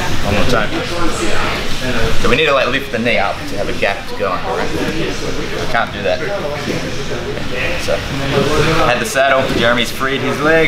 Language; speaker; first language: English; native; English